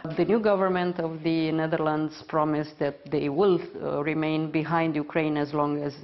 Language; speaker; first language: English; non-native, fluent; Romanian